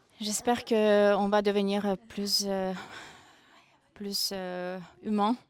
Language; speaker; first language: French; non-native, fluent; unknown